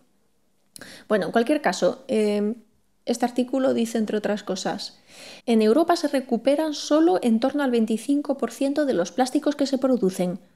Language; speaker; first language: Spanish; native; Spanish